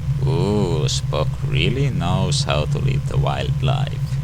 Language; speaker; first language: English; native; English